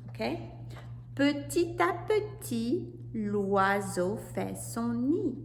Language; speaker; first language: French; non-native, fluent; English